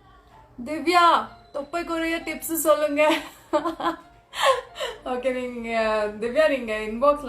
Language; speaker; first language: Tamil; non-native, local second language; Kannada